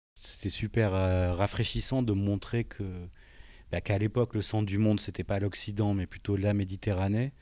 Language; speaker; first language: French; native; French